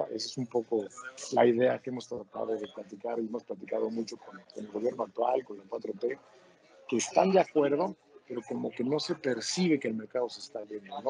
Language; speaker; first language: Spanish; native; Spanish